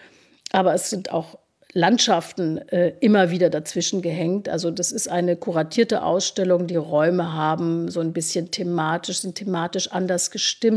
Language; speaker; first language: German; native; German